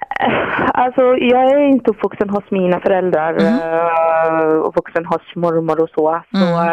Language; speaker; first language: Swedish; non-native, fluent; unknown